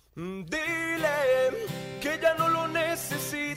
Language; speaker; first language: Spanish; native; Spanish